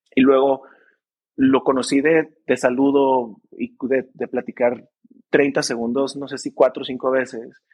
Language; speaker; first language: Spanish; native; Spanish